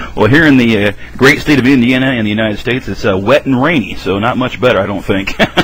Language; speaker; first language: English; native; English